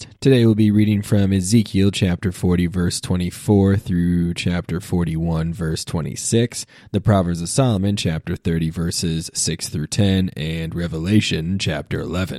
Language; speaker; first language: English; native; English